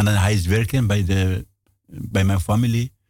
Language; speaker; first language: Dutch; non-native, learner; Persian